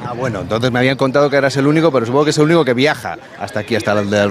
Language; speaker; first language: Spanish; native; Spanish